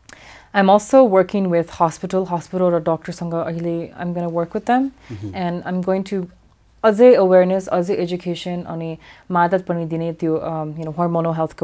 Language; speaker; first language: Nepali; early bilingual, heritage; English